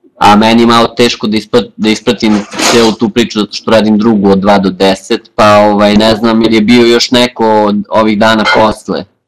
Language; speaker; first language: Serbian; native; Serbian